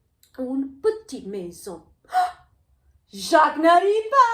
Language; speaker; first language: French; non-native, fluent; English